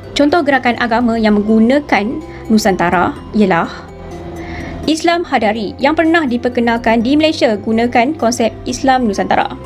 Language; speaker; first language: Malay; native; Malay